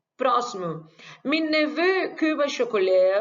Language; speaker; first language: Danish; non-native, fluent; Portuguese